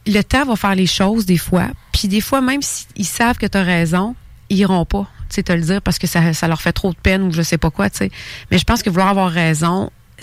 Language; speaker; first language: French; native; French